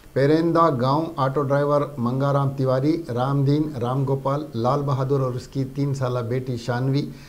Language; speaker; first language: Urdu; native; Urdu